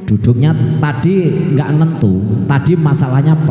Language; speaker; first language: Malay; non-native, local second language; Javanese